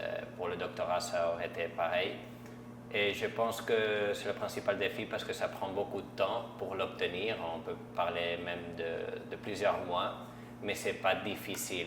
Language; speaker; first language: French; non-native, fluent; Catalan